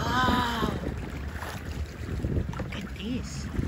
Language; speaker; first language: English; non-native, learner; Thai